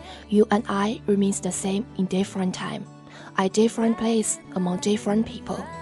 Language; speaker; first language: English; non-native, fluent; Chinese